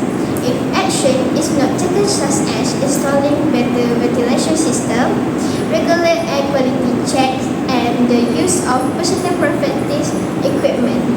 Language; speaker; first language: English; non-native, learner; Malay